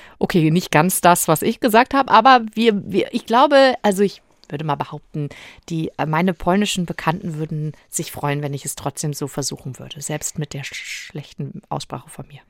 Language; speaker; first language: German; native; German